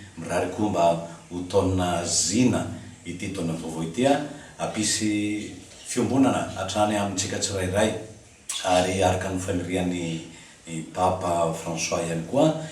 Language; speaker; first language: Malagasy; non-native, fluent; Spanish